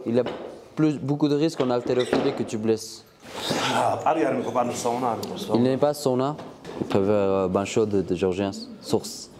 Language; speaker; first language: French; non-native, learner; Georgian